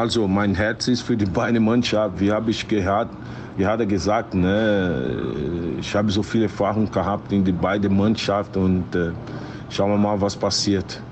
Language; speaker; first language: German; non-native, learner; Portuguese